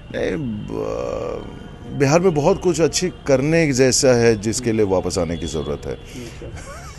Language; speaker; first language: Hindi; native; Hindi